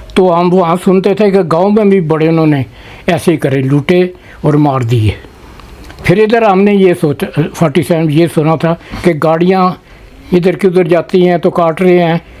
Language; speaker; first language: Urdu; non-native, local second language; Punjabi